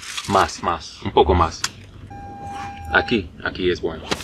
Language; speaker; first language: Spanish; non-native, learner; English